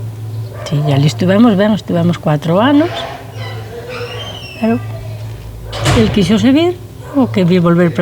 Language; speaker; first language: Galician; native; Galician